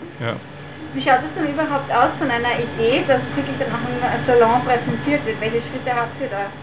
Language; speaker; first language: German; native; German